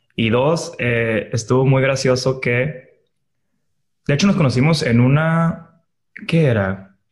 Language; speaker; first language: Spanish; native; Spanish